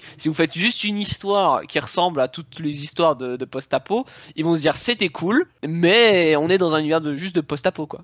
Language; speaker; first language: French; native; French